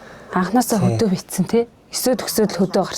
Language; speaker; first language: Mongolian; native; Mongolian